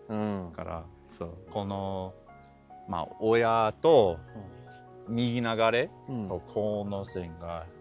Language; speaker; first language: Japanese; non-native, learner; English